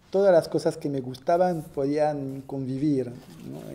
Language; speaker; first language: Spanish; non-native, fluent; French